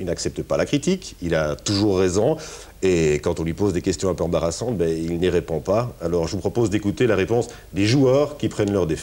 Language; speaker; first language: French; native; French